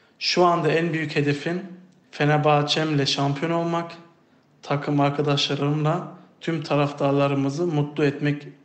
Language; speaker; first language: Turkish; early bilingual, heritage; Turkish